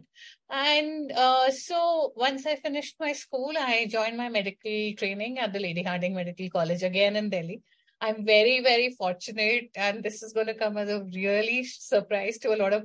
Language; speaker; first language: English; non-native, local second language; Hindi